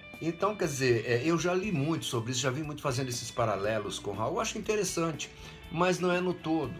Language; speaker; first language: Portuguese; native; Portuguese